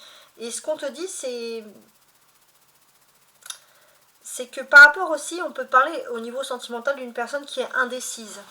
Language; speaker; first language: French; native; French